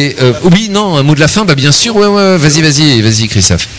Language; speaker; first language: French; native; French